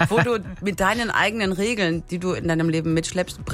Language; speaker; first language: German; native; German